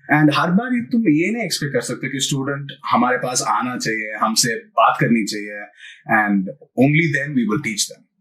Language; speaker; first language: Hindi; non-native, local second language; Malayalam